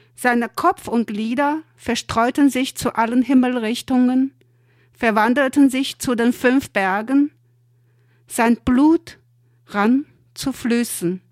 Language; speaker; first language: German; non-native, fluent; Chinese